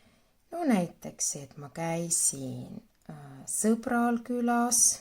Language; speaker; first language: Estonian; non-native, local second language; Russian